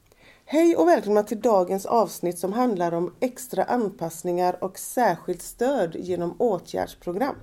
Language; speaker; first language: Swedish; native; Swedish